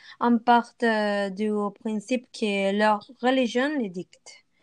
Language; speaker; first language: French; non-native, learner; Spanish